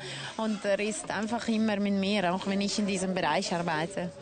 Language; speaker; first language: German; non-native, local second language; Italian